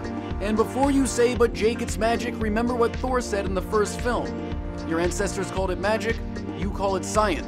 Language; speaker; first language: English; native; English